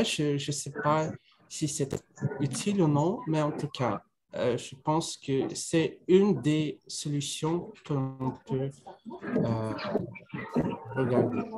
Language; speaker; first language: French; non-native, fluent; Russian